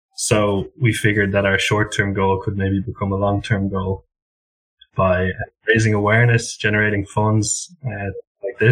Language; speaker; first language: English; native; English